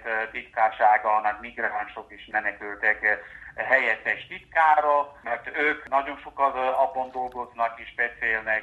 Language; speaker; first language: Hungarian; non-native, fluent; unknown